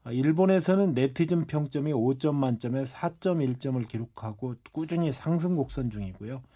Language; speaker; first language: Korean; native; Korean